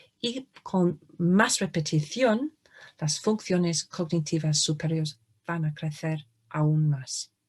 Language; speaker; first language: Spanish; non-native, fluent; English